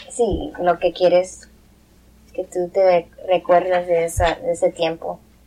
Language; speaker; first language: Spanish; early bilingual, other home language; English